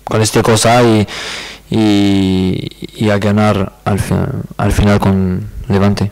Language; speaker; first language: Spanish; non-native, learner; French